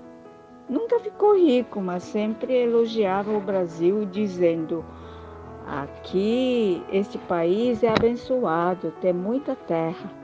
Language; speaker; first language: Portuguese; early bilingual, other home language; Japanese